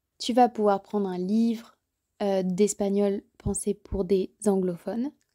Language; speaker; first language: French; native; French